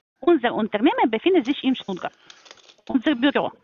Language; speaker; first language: German; non-native, learner; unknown